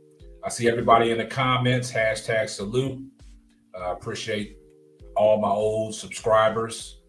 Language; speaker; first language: English; native; English